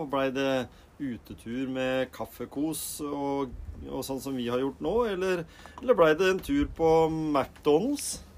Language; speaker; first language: Norwegian; native; Norwegian